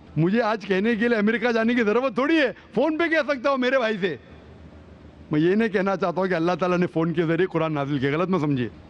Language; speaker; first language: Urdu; non-native, local second language; Konkani